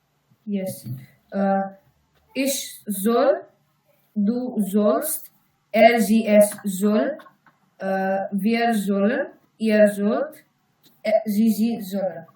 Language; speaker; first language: German; non-native, learner; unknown